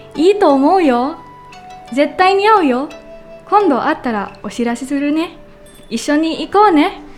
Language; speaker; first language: Japanese; non-native, learner; Filipino